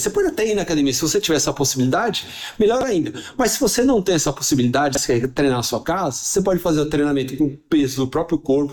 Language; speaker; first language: Portuguese; native; Portuguese